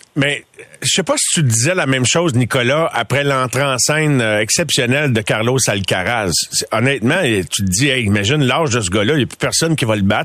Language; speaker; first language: French; native; French